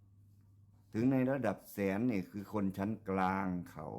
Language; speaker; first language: Thai; non-native, local second language; Lao